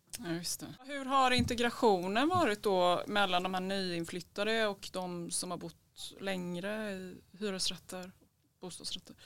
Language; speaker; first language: Swedish; native; Swedish